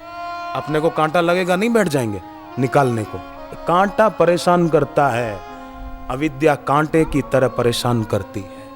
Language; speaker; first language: Hindi; native; Hindi